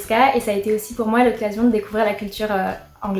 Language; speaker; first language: French; native; French